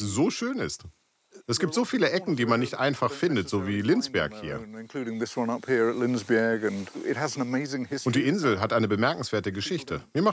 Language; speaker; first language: German; non-native, fluent; English